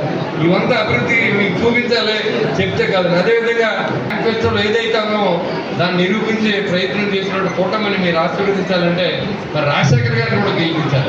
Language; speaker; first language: Telugu; native; Telugu